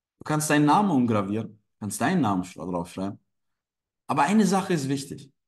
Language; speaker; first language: German; non-native, fluent; Turkish